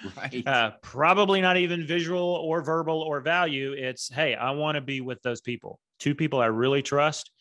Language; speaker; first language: English; native; English